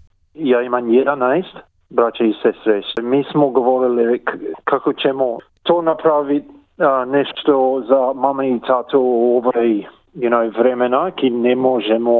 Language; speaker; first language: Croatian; early bilingual, heritage; English